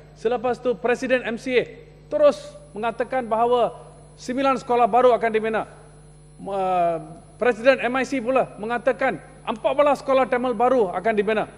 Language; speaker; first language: Malay; non-native, local second language; Tamil